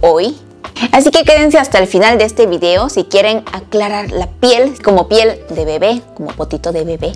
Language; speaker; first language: Spanish; non-native, fluent; Korean